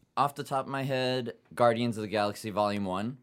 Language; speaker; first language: English; early bilingual, other home language; Japanese